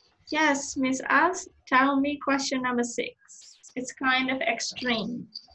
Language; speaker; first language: English; non-native, fluent; Indonesian